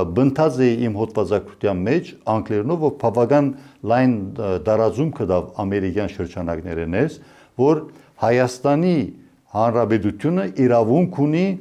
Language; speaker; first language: Armenian; early bilingual, heritage; Armenian